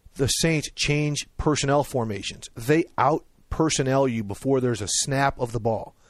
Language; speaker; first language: English; native; English